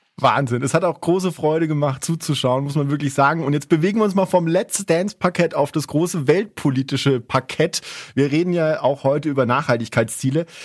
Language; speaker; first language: German; native; German